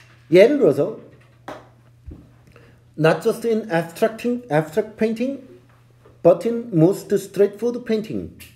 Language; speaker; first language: English; non-native, fluent; Korean